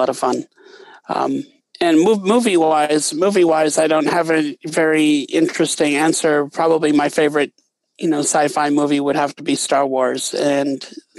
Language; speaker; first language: English; native; English